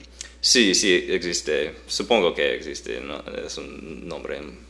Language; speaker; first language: Spanish; non-native, fluent; English